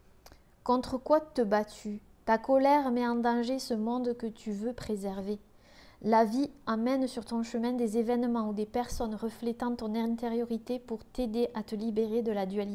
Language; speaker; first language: French; native; French